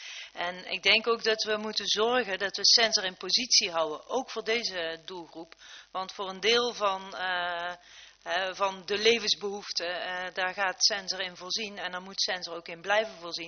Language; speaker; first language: Dutch; native; Dutch